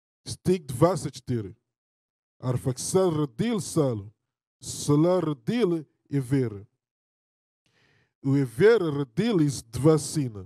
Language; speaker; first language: Russian; non-native, learner; English